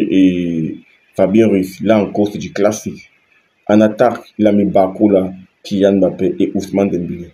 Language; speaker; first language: French; native; French